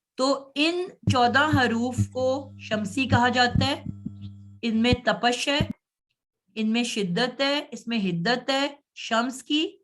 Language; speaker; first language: Urdu; native; Urdu